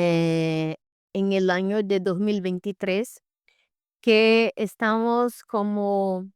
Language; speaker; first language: Spanish; non-native, fluent; Portuguese